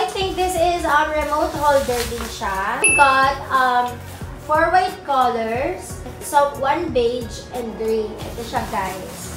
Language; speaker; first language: English; non-native, local second language; Filipino